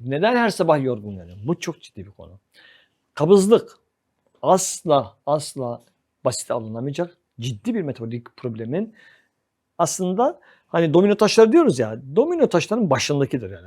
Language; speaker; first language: Turkish; native; Turkish